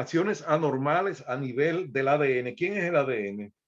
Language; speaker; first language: Spanish; native; Spanish